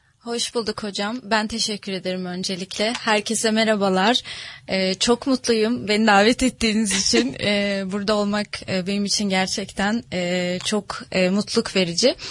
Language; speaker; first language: Turkish; non-native, fluent; Russian